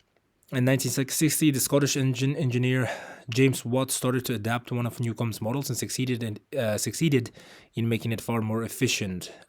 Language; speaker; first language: English; non-native, fluent; Uzbek